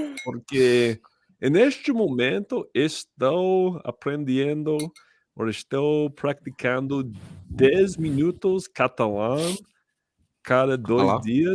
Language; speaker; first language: Portuguese; non-native, learner; English